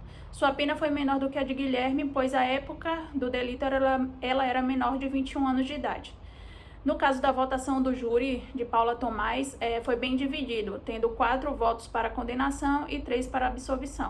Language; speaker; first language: Portuguese; native; Portuguese